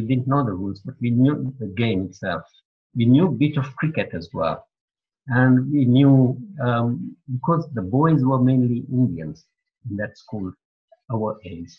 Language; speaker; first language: English; non-native, local second language; Gujarati